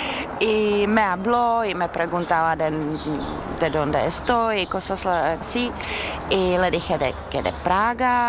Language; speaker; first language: Spanish; non-native, fluent; Czech